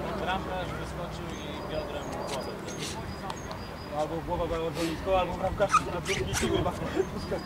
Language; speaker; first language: Polish; native; Polish